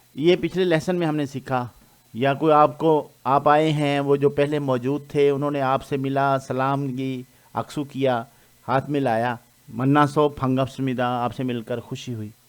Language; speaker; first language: Urdu; non-native, local second language; Punjabi